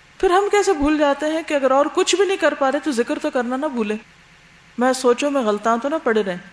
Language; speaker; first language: Urdu; native; Urdu